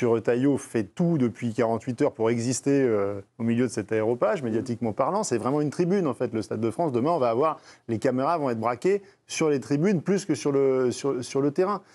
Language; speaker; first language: French; native; French